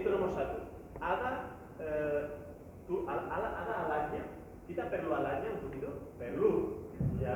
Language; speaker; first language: Indonesian; non-native, learner; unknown